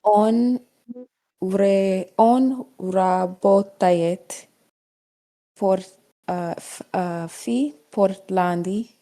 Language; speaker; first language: Russian; non-native, learner; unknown